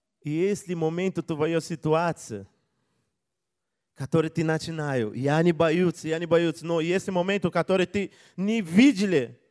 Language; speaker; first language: Russian; non-native, learner; Portuguese